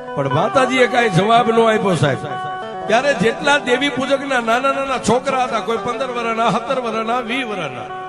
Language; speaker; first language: Gujarati; native; Gujarati